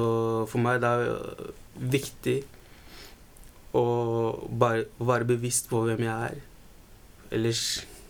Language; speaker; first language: Norwegian; early bilingual, other home language; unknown